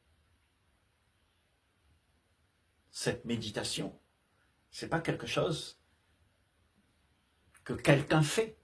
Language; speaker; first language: French; native; French